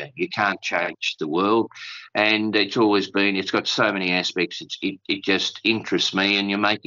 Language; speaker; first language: English; native; English